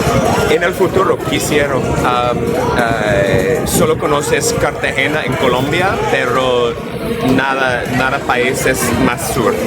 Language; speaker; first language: Spanish; non-native, learner; English